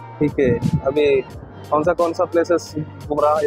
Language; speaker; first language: Hindi; non-native, local second language; Telugu